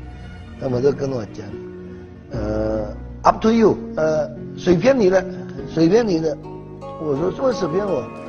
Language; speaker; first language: Chinese; non-native, learner; Hakka Chinese